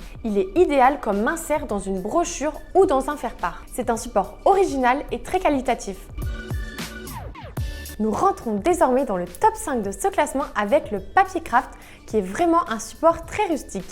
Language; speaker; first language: French; native; French